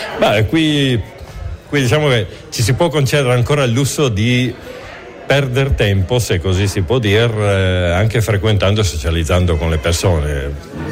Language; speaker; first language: Italian; native; Italian